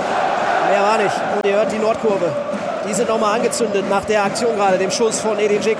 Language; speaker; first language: German; native; German